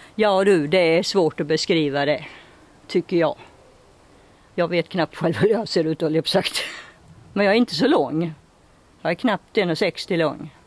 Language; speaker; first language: Swedish; native; Swedish